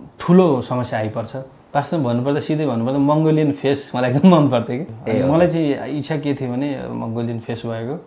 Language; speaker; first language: Nepali; native; Nepali